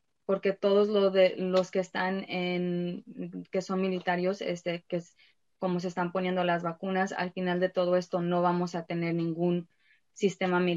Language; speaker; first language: Spanish; early bilingual, heritage; Spanish